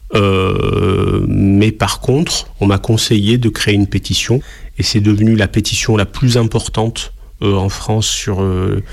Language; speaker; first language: French; native; French